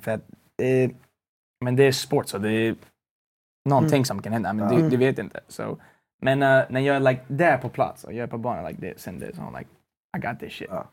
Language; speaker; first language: Swedish; non-native, fluent; English